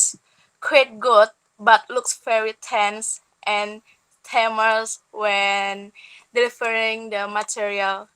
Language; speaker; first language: English; non-native, learner; Indonesian